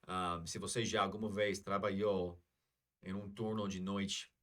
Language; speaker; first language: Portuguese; non-native, fluent; English